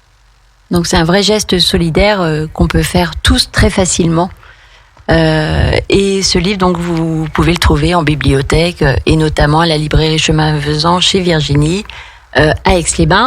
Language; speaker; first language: French; native; French